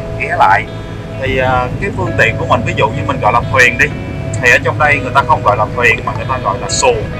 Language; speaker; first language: Vietnamese; native; Vietnamese